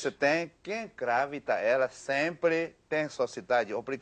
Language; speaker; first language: Portuguese; non-native, learner; Chinese